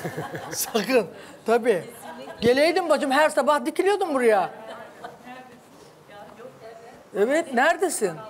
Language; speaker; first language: Turkish; native; Turkish